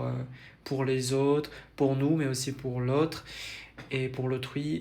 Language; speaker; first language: French; non-native, fluent; Vietnamese